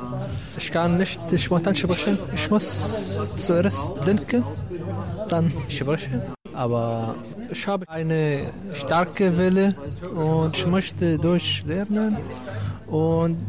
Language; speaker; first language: German; non-native, learner; Arabic